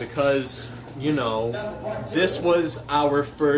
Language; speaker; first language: English; native; English